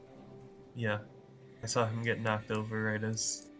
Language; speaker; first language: English; native; English